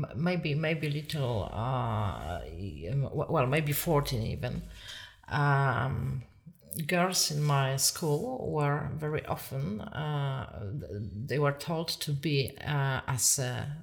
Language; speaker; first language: English; non-native, fluent; Polish